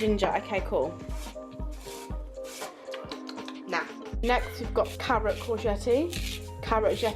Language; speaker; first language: English; native; English